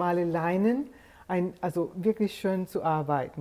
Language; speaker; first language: German; non-native, fluent; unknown